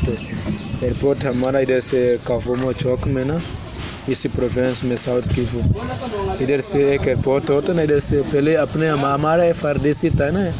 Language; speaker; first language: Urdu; non-native, learner; Swahili